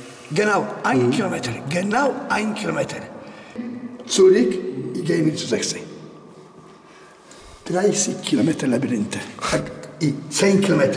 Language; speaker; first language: German; non-native, learner; Polish